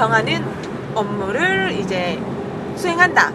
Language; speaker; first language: Korean; native; Korean